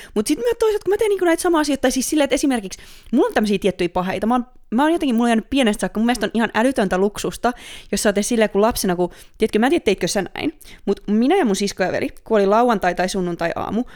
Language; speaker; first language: Finnish; native; Finnish